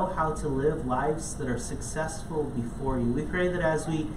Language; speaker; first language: English; native; English